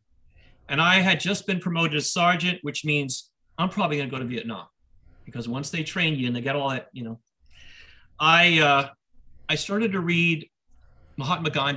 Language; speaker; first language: English; native; English